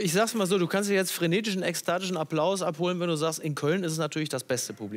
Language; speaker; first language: German; native; German